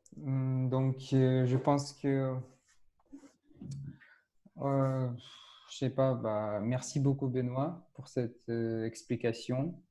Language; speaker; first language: French; non-native, fluent; Russian